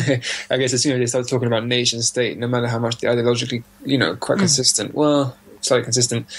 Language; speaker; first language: English; native; English